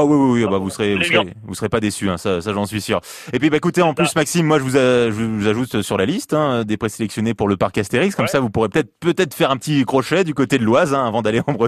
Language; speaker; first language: French; native; French